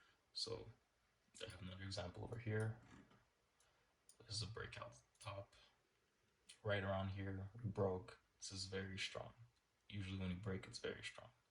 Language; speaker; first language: English; native; English